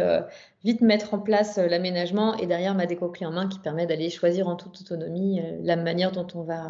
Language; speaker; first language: French; native; French